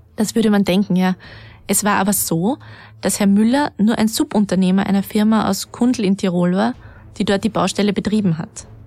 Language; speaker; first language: German; native; German